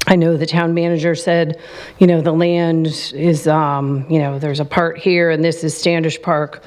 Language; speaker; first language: English; native; English